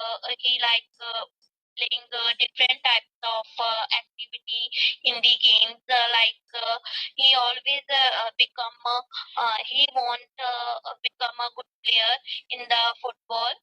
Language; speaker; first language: English; non-native, learner; Punjabi